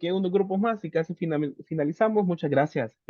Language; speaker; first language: Spanish; native; Spanish